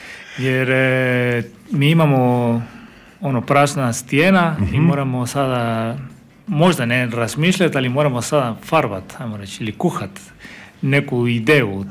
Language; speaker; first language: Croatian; non-native, fluent; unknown